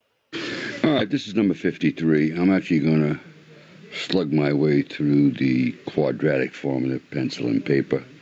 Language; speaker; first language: English; native; English